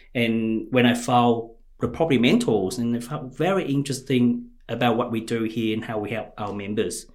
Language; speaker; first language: English; non-native, fluent; Vietnamese